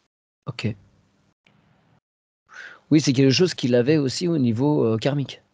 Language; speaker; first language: French; native; French